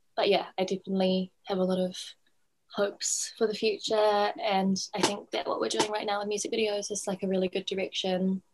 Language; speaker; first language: English; native; English